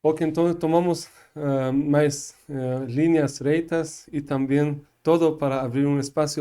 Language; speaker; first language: Portuguese; non-native, learner; Persian